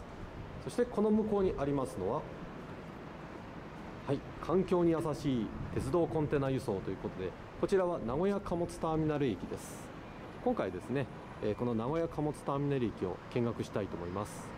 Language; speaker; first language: Japanese; native; Japanese